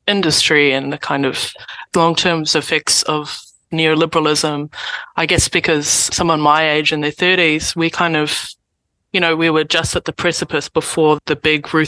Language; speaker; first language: English; native; English